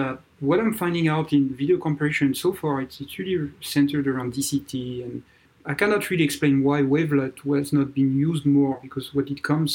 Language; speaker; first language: English; non-native, fluent; French